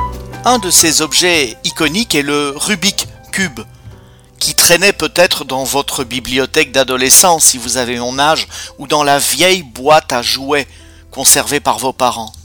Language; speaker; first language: French; native; French